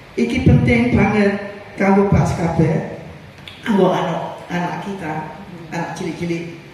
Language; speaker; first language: Javanese; early bilingual, heritage; Javanese